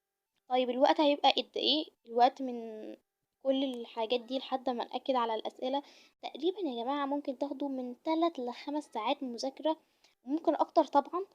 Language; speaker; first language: Arabic; native; Arabic